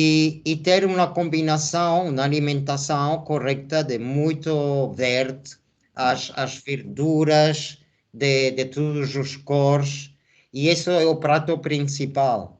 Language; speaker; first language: Portuguese; non-native, fluent; Spanish